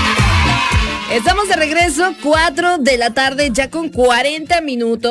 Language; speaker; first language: Spanish; native; Spanish